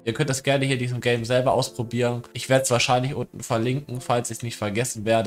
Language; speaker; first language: German; native; German